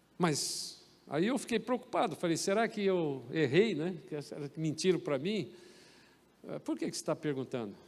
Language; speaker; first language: Portuguese; native; Portuguese